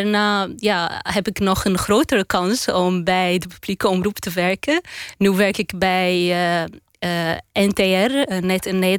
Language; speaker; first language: Dutch; non-native, learner; Arabic